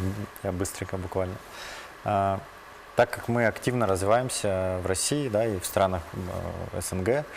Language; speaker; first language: Russian; native; Russian